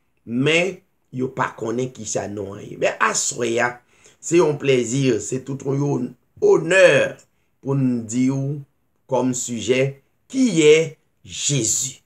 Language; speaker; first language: French; non-native, local second language; Haitian Creole